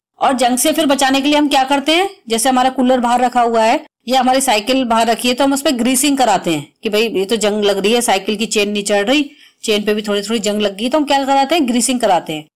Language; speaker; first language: Hindi; native; Hindi